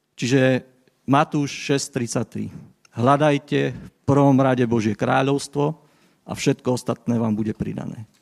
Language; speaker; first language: Slovak; native; Slovak